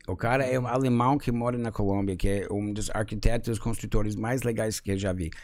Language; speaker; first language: Portuguese; non-native, fluent; English